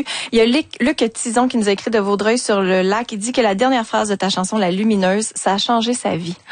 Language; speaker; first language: French; native; French